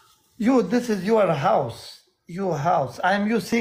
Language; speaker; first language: English; non-native, learner; Pashto